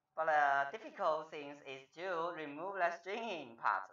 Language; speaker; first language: English; non-native, fluent; Chinese